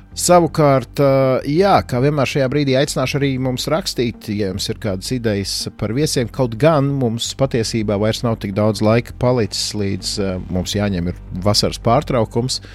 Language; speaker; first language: Latvian; native; Latvian